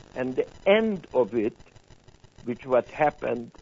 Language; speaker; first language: English; non-native, fluent; Hungarian